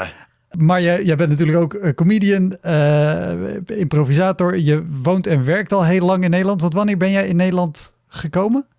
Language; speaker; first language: Dutch; native; Dutch